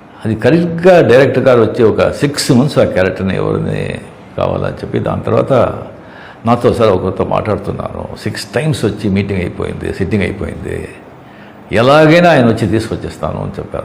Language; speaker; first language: Telugu; non-native, local second language; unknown